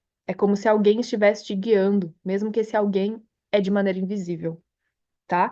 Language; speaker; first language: Portuguese; native; Portuguese